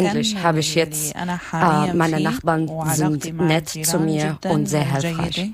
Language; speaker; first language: German; non-native, learner; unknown